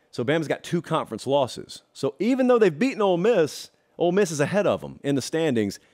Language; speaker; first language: English; native; English